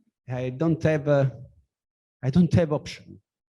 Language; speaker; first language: English; non-native, learner; Italian